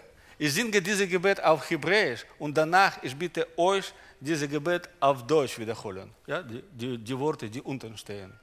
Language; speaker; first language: German; non-native, learner; Russian